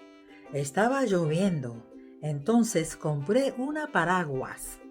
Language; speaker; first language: Spanish; non-native, fluent; Japanese